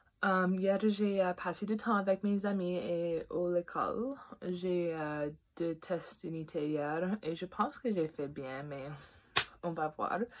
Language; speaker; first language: French; non-native, local second language; English